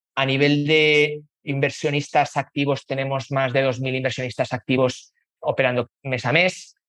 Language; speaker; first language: Spanish; native; Spanish